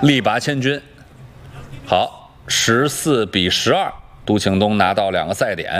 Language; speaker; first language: Chinese; native; Chinese